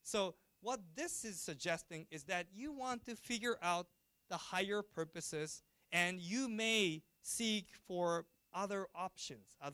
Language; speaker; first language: English; non-native, fluent; Japanese